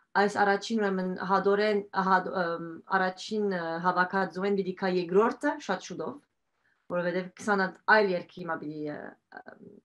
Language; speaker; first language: Armenian; early bilingual, heritage; Armenian